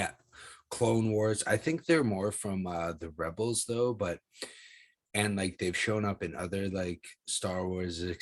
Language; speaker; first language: English; native; English